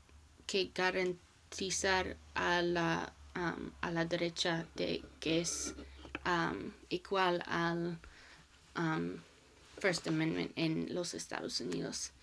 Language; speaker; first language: Spanish; non-native, learner; English